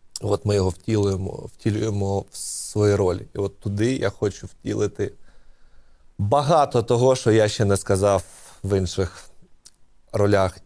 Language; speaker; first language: Ukrainian; non-native, local second language; Russian